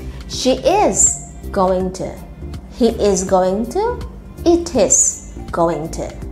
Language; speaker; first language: English; non-native, fluent; Indonesian